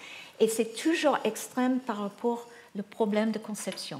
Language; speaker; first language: French; non-native, fluent; English